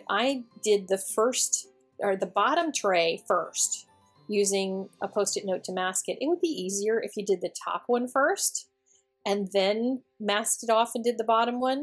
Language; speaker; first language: English; native; English